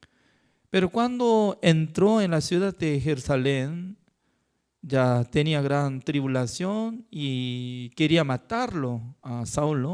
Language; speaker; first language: Spanish; non-native, fluent; Korean